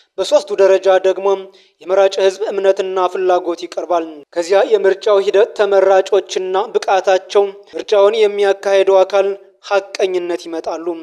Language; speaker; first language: Amharic; native; Amharic